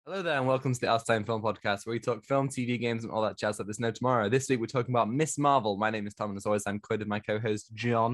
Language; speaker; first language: English; native; English